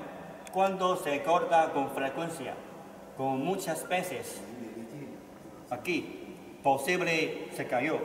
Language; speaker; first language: Spanish; non-native, learner; Chinese